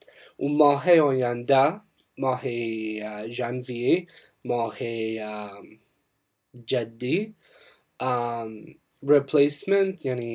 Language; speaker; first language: Persian; non-native, learner; English